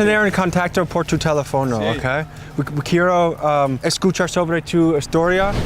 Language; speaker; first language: Spanish; non-native, learner; English